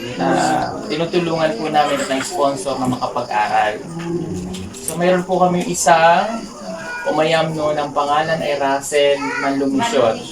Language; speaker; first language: Filipino; native; Filipino